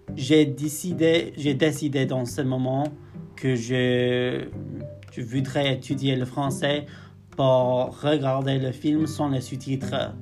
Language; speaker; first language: French; non-native, fluent; English